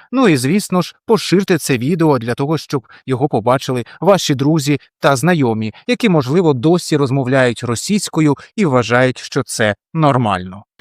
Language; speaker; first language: Ukrainian; non-native, local second language; Russian